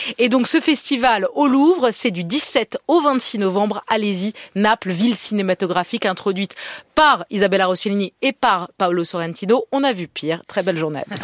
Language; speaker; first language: French; native; French